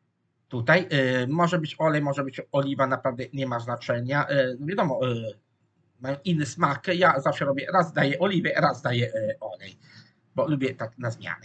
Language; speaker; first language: Polish; non-native, fluent; Italian